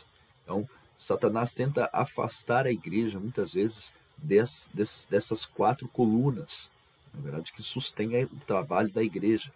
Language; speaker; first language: Portuguese; native; Portuguese